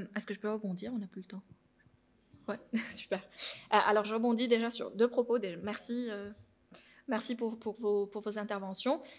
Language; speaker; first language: French; non-native, local second language; Arabic